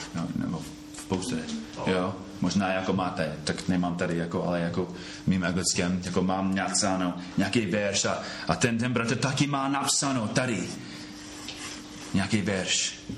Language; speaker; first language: Czech; non-native, fluent; English